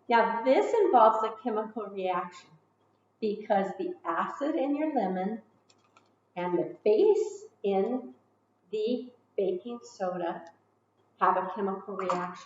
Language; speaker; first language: English; native; English